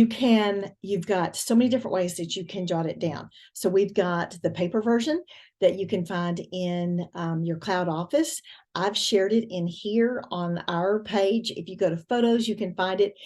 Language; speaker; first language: English; native; English